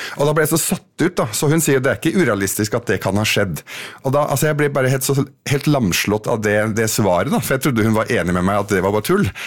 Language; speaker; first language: Norwegian; early bilingual, other home language; Arabic